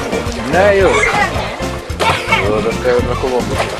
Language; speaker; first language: Dutch; native; Dutch